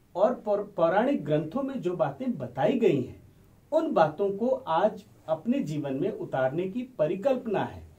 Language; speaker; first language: Hindi; native; Hindi